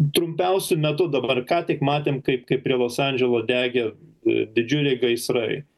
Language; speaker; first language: Lithuanian; early bilingual, heritage; Lithuanian